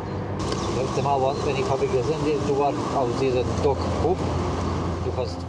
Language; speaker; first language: German; non-native, learner; Croatian